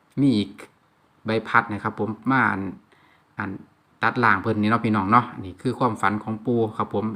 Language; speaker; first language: Thai; non-native, local second language; Lao